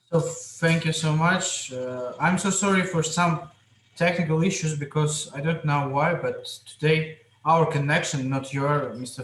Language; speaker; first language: English; non-native, fluent; Russian